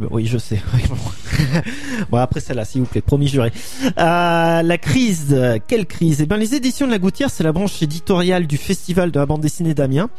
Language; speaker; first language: French; native; French